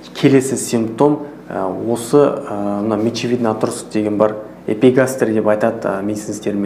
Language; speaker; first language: Russian; non-native, local second language; Kazakh